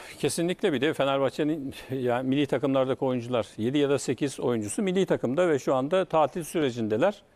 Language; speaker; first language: Turkish; native; Turkish